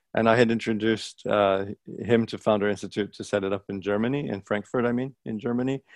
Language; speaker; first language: English; native; English